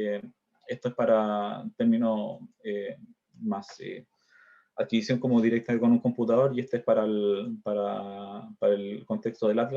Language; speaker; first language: Spanish; native; Spanish